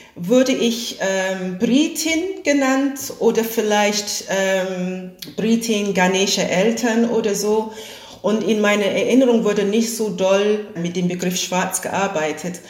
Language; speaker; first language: German; non-native, fluent; English